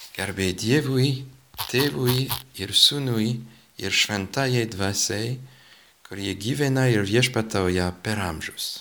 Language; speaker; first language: Lithuanian; non-native, fluent; French